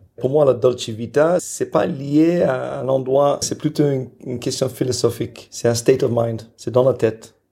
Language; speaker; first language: French; non-native, fluent; English